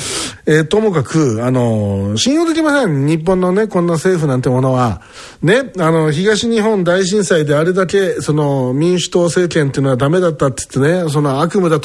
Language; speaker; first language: Japanese; native; Japanese